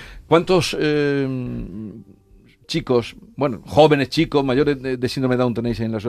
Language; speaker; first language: Spanish; native; Spanish